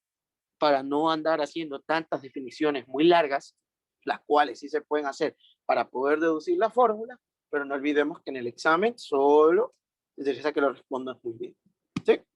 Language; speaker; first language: Spanish; native; Spanish